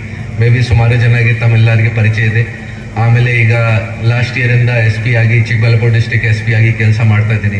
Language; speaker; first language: Kannada; non-native, learner; Hindi